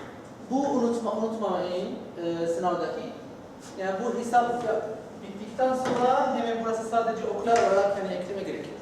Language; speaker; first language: Turkish; non-native, learner; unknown